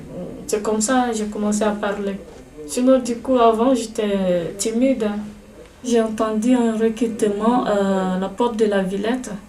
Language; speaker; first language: French; non-native, learner; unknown